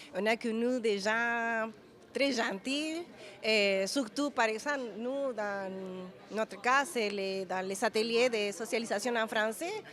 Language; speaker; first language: French; non-native, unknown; Spanish